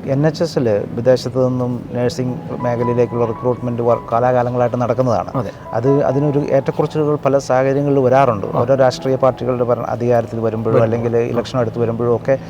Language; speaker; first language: Malayalam; native; Malayalam